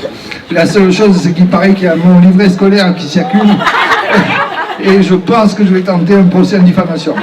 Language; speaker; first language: French; native; French